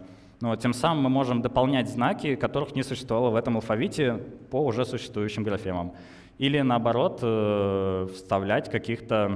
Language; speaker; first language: Russian; native; Russian